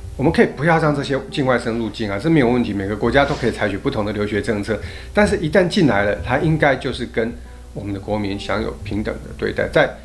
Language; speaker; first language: Chinese; native; Chinese